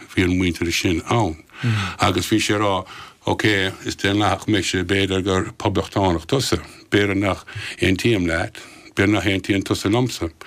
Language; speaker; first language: Irish; non-native, local second language; English